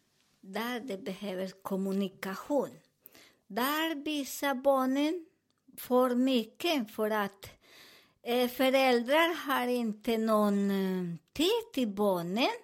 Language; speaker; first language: Swedish; non-native, learner; Spanish